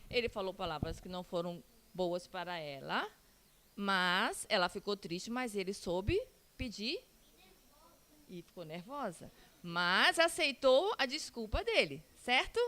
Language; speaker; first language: Portuguese; non-native, learner; Spanish